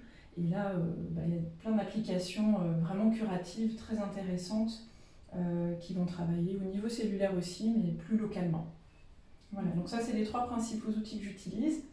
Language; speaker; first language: French; native; French